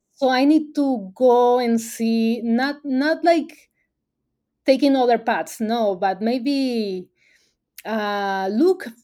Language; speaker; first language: English; non-native, fluent; Spanish